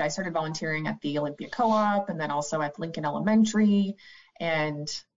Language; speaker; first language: English; native; English